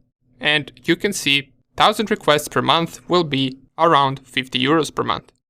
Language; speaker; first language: English; non-native, fluent; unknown